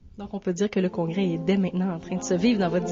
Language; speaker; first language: French; native; French